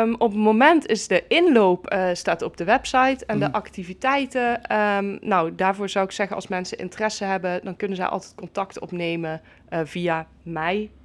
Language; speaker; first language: Dutch; native; Dutch